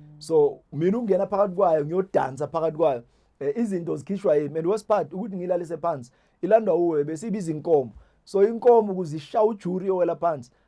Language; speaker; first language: Zulu; native; Zulu